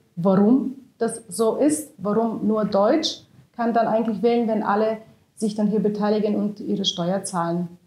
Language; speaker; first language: German; non-native, fluent; Bulgarian